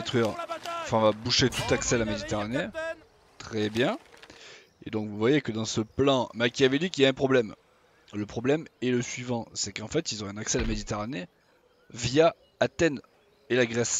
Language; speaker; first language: French; native; French